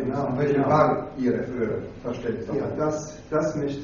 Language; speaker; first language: German; non-native, learner; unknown